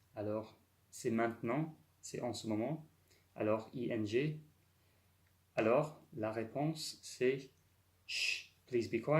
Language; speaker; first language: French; non-native, fluent; English